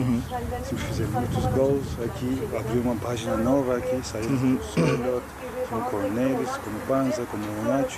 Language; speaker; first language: Portuguese; non-native, fluent; Turkish